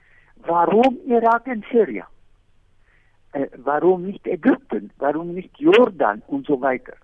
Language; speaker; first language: German; non-native, fluent; Arabic